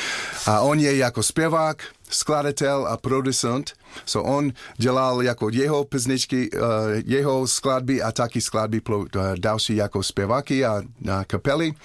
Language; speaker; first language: Czech; non-native, learner; English